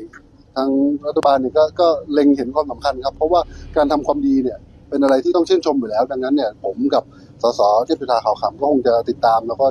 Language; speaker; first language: Thai; native; Thai